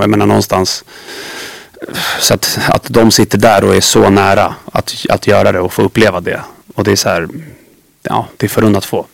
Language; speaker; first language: Swedish; native; Swedish